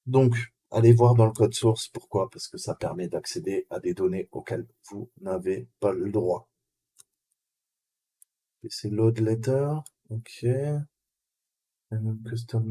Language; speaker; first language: French; native; French